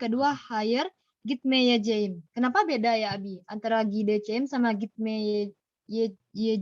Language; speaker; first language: Turkish; non-native, learner; Indonesian